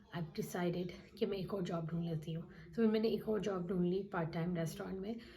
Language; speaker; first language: Urdu; native; Urdu